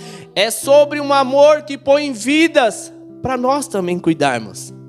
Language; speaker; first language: Portuguese; native; Portuguese